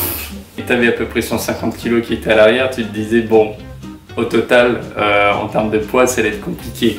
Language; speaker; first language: French; native; French